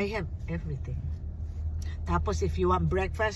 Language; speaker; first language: English; non-native, fluent; Filipino